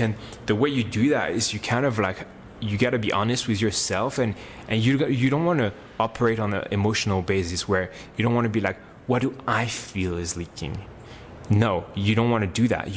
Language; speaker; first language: English; non-native, fluent; French